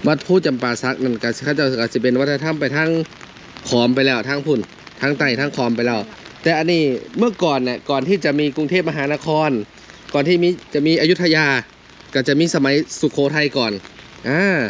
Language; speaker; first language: Thai; non-native, local second language; Northeastern Thai